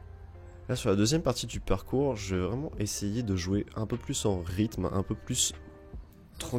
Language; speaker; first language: French; native; French